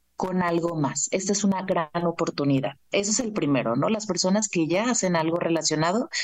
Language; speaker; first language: Spanish; native; Spanish